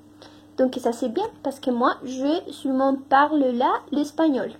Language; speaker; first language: French; non-native, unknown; Spanish